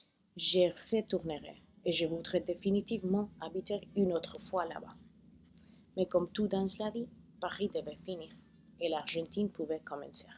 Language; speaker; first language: French; non-native, fluent; Spanish